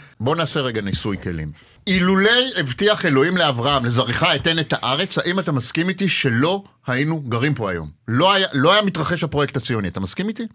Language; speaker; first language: Hebrew; native; Hebrew